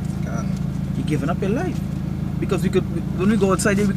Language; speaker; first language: English; native; English